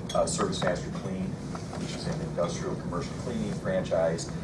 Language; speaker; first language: English; native; English